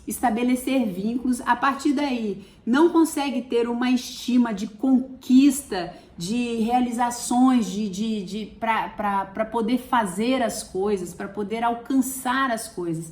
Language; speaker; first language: Portuguese; native; Portuguese